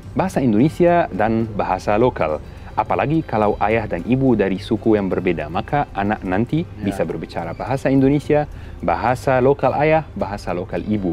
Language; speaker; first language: Indonesian; non-native, fluent; Arabic